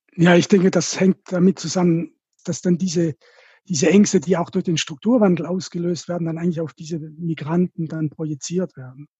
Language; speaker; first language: German; native; German